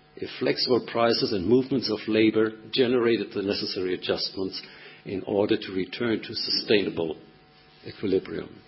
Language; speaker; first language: English; non-native, fluent; Japanese